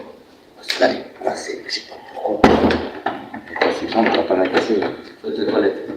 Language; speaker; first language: French; native; French